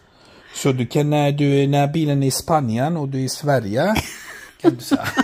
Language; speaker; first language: Swedish; non-native, fluent; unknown